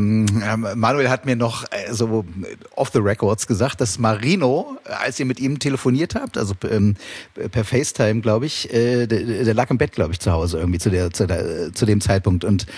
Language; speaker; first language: German; native; German